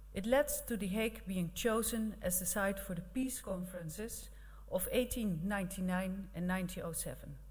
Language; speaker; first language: English; non-native, fluent; Dutch